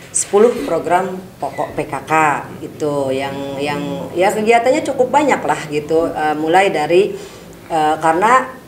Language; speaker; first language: Indonesian; native; Indonesian